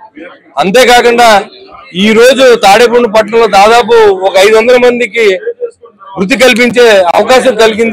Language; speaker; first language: Telugu; native; Telugu